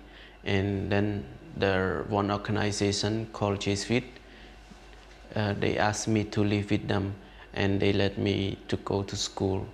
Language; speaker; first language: English; non-native, learner; Khmer